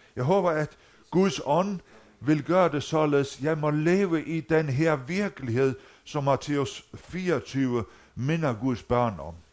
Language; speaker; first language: Danish; non-native, local second language; Faroese